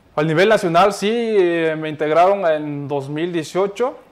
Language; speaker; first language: Spanish; native; Spanish